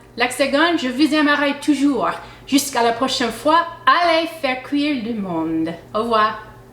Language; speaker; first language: French; non-native, fluent; English